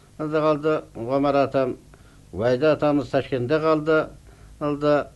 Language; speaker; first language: Kazakh; early bilingual, heritage; Kazakh